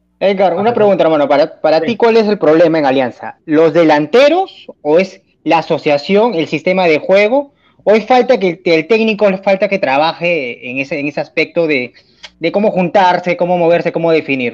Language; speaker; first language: Spanish; native; Spanish